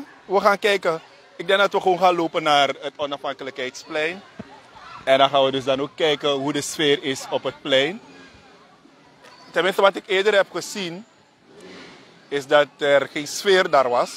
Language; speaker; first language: Dutch; native; Dutch